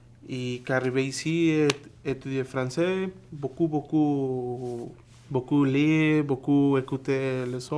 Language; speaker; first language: French; non-native, learner; Spanish